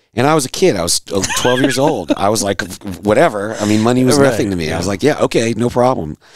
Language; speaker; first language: English; native; English